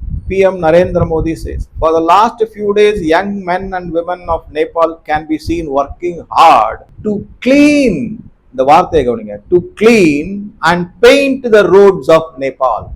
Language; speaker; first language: English; non-native, local second language; Tamil